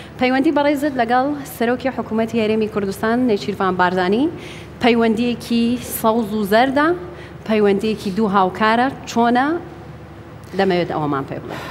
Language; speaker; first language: Central Kurdish; native; Central Kurdish